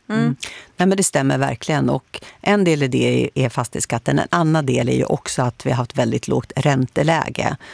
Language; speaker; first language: Swedish; native; Swedish